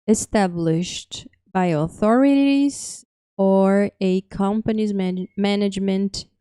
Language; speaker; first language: English; non-native, fluent; Portuguese